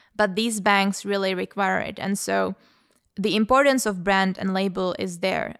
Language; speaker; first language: English; non-native, fluent; Czech